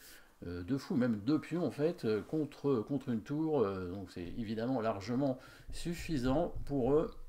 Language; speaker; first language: French; native; French